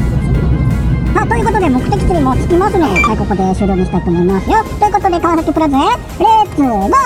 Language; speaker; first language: Japanese; native; Japanese